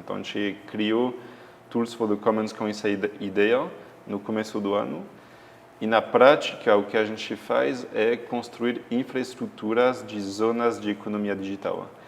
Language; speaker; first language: Portuguese; non-native, fluent; French